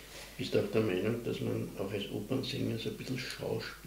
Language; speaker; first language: German; native; German